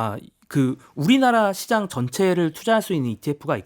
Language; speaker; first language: Korean; native; Korean